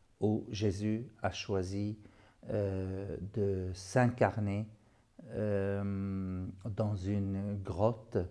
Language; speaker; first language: French; non-native, fluent; Arabic